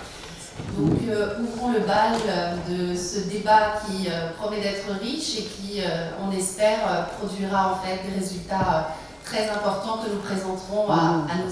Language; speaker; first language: French; native; French